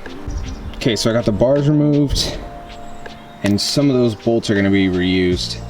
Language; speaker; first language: English; native; English